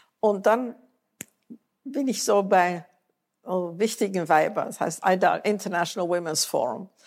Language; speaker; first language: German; native; German